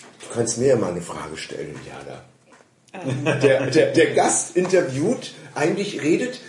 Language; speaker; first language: German; native; German